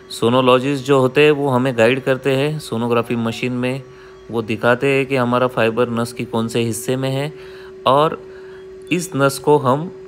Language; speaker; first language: Hindi; non-native, local second language; Marathi